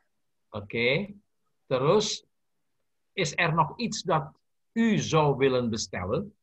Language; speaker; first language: Dutch; non-native, learner; Indonesian